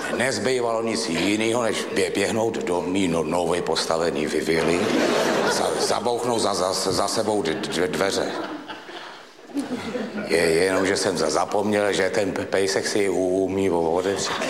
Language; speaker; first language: Czech; native; Czech